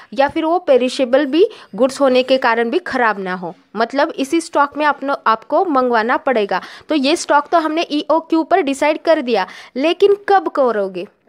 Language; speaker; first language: Hindi; non-native, local second language; Marathi